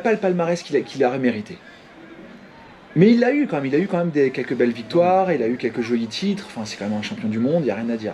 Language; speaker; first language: French; native; French